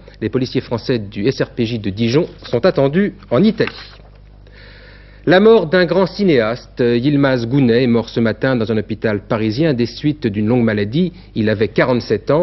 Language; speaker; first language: French; native; French